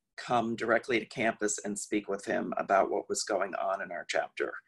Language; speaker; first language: English; native; English